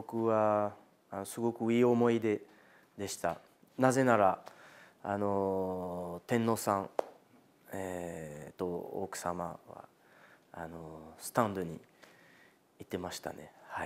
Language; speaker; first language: Japanese; non-native, fluent; French